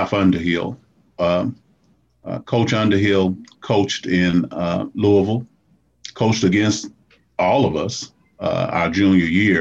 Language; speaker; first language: English; native; English